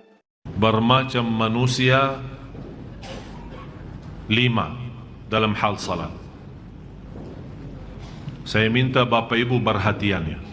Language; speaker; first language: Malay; non-native, fluent; Arabic